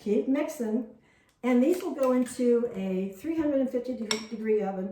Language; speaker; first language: English; native; English